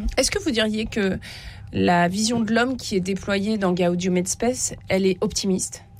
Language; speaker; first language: French; native; French